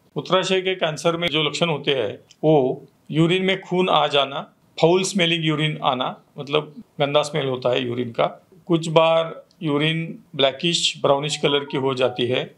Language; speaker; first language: Hindi; non-native, local second language; Marathi